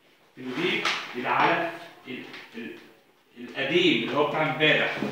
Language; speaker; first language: Arabic; native; Arabic